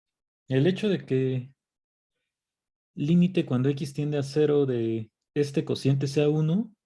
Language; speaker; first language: Spanish; native; Spanish